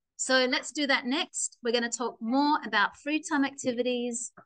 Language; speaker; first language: English; native; English